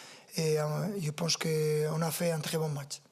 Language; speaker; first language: French; non-native, fluent; Spanish